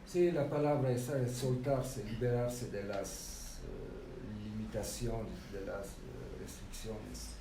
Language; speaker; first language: Spanish; non-native, fluent; French